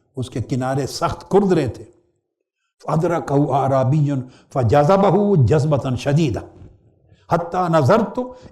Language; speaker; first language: Urdu; native; Urdu